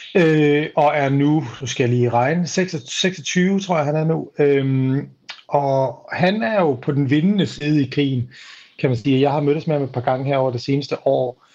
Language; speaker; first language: Danish; native; Danish